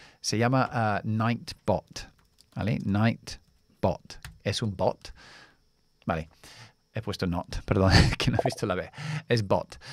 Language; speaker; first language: Spanish; non-native, fluent; English